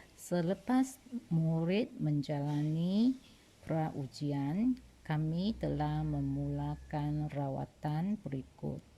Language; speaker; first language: Malay; non-native, local second language; Chinese